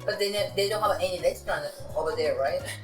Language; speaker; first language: English; non-native, learner; Japanese